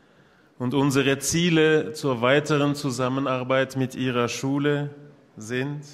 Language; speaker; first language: German; non-native, local second language; French